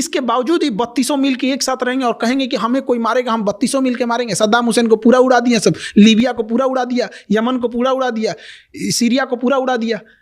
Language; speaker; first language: Hindi; native; Hindi